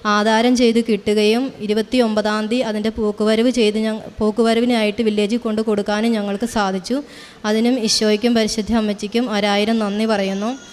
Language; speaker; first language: Malayalam; native; Malayalam